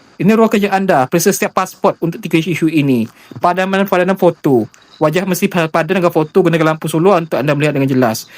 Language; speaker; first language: Malay; native; Malay